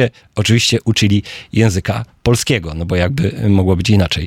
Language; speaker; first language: Polish; native; Polish